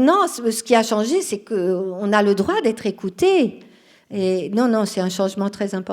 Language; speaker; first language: French; non-native, fluent; Portuguese